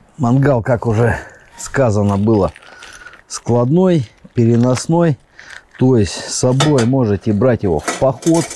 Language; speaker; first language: Russian; native; Russian